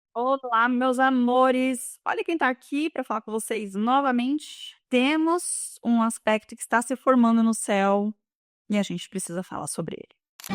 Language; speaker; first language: Portuguese; native; Portuguese